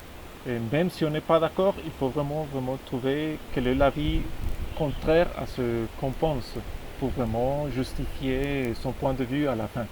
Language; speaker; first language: French; non-native, fluent; Spanish